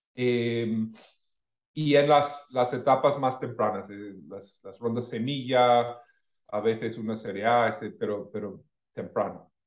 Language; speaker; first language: Spanish; non-native, fluent; English